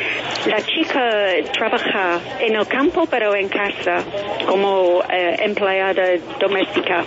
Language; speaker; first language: Spanish; non-native, learner; English